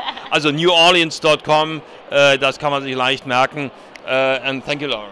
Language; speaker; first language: German; native; German